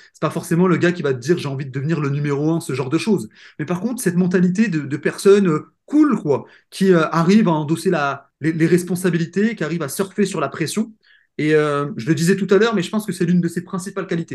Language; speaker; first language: French; native; French